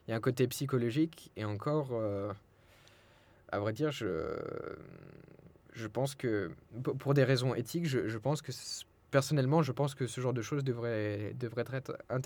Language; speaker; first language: French; non-native, fluent; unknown